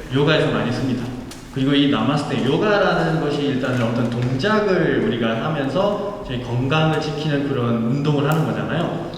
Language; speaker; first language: Korean; non-native, fluent; Nepali